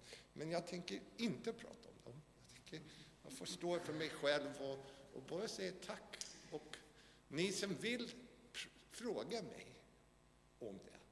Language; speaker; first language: Swedish; non-native, fluent; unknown